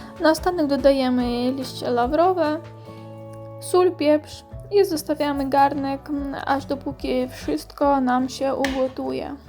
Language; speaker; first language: Polish; non-native, fluent; Ukrainian